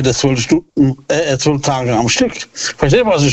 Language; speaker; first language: German; native; German